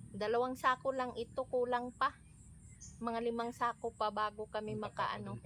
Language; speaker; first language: Filipino; non-native, local second language; Cebuano